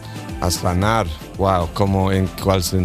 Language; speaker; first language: Spanish; non-native, learner; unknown